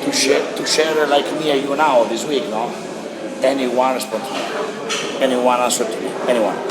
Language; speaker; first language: English; non-native, learner; Italian